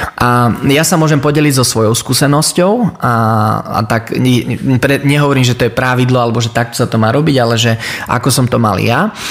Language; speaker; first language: Slovak; early bilingual, heritage; Slovak